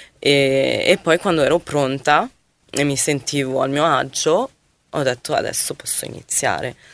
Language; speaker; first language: Italian; non-native, fluent; Arabic